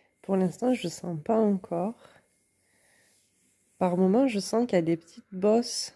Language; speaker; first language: French; native; French